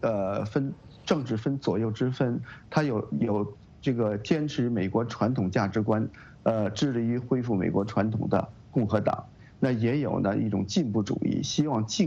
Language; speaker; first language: Chinese; native; Chinese